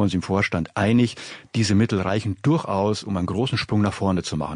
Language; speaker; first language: German; native; German